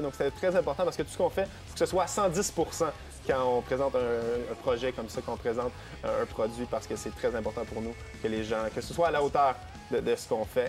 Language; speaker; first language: French; native; French